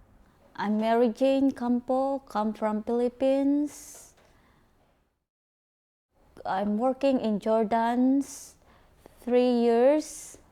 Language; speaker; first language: English; non-native, local second language; Filipino